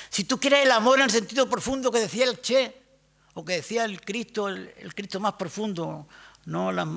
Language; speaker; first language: Spanish; native; Spanish